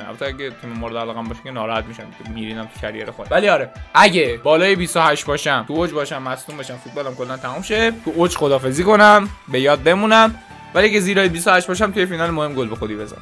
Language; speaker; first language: Persian; native; Persian